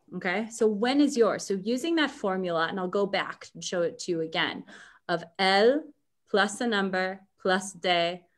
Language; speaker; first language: English; native; English